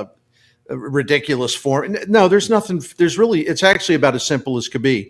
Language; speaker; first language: English; native; English